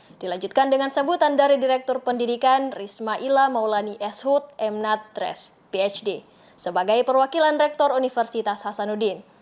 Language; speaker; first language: Indonesian; native; Indonesian